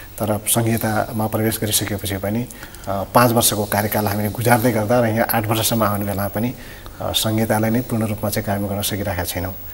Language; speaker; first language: Nepali; native; Nepali